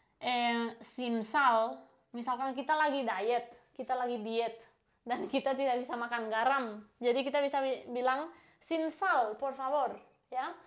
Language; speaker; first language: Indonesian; non-native, fluent; Spanish